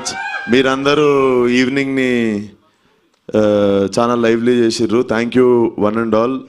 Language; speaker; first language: Telugu; native; Telugu